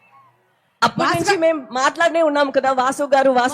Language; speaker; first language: Telugu; non-native, local second language; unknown